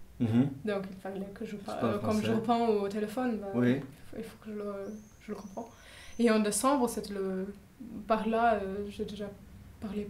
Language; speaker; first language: French; non-native, fluent; German